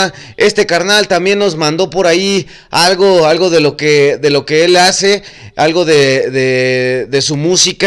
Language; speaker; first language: Spanish; native; Spanish